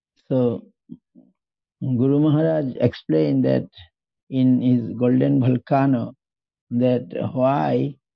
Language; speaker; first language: English; non-native, local second language; Bangla